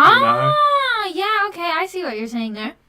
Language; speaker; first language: English; native; English